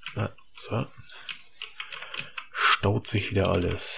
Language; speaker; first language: German; native; German